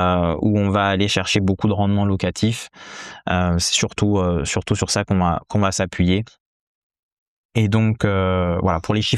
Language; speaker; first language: French; native; French